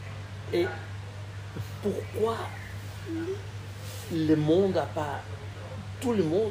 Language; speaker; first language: French; non-native, fluent; Portuguese